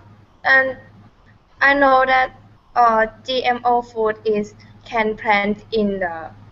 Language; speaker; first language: English; non-native, learner; Thai